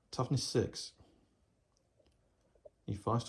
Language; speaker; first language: English; native; English